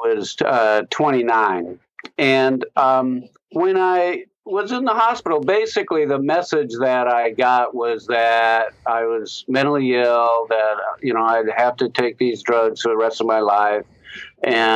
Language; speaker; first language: English; native; English